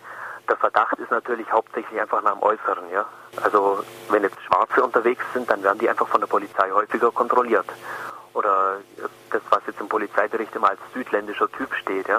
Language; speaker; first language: German; native; German